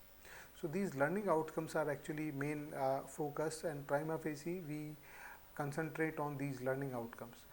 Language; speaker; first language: English; non-native, local second language; Hindi